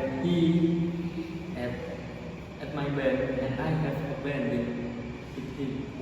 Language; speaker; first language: English; non-native, learner; Indonesian